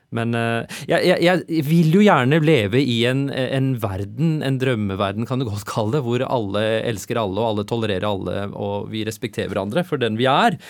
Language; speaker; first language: Norwegian; early bilingual, other home language; Urdu